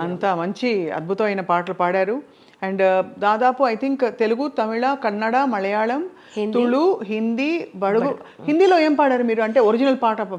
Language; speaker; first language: Telugu; native; Telugu